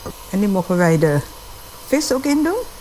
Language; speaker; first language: Dutch; non-native, fluent; Indonesian